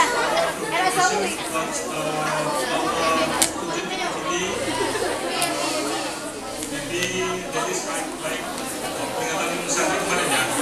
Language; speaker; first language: English; non-native, learner; Indonesian